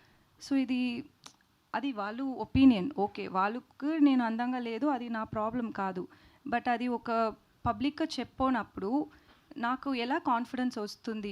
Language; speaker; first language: Telugu; non-native, learner; Tamil